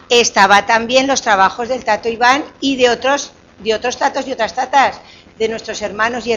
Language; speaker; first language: Spanish; native; Spanish